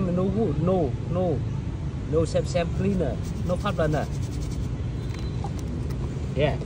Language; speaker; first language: English; non-native, learner; Vietnamese